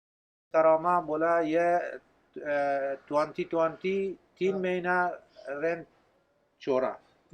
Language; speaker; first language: Hindi; non-native, learner; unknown